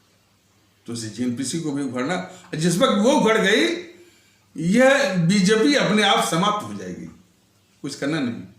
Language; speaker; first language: Hindi; native; Hindi